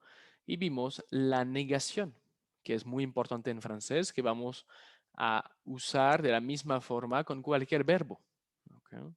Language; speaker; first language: Spanish; non-native, fluent; French